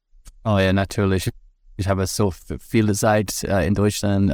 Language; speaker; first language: German; non-native, fluent; English